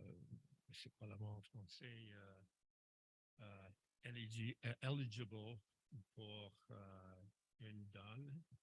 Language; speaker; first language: French; non-native, local second language; English